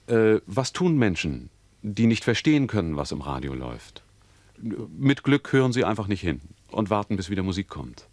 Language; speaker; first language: German; native; German